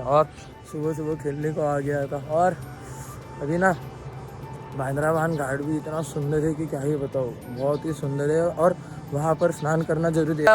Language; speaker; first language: Hindi; non-native, local second language; Marathi